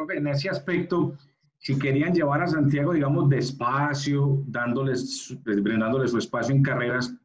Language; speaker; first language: Spanish; native; Spanish